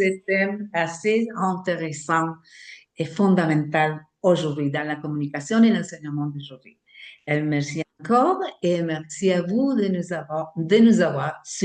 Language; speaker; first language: French; non-native, fluent; Spanish